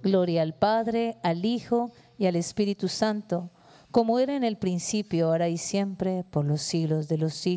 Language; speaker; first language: Spanish; native; Spanish